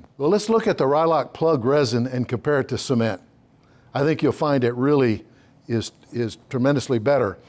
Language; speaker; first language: English; native; English